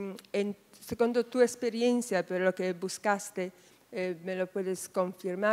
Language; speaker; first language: Spanish; non-native, fluent; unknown